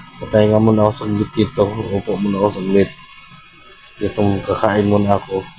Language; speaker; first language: Filipino; non-native, local second language; Cebuano